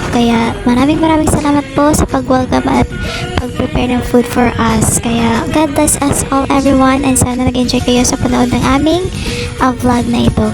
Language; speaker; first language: Filipino; non-native, local second language; Hiligaynon